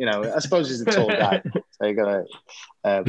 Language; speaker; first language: English; native; English